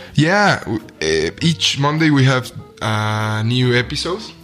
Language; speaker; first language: English; non-native, fluent; Spanish